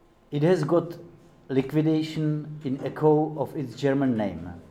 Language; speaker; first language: English; non-native, fluent; Czech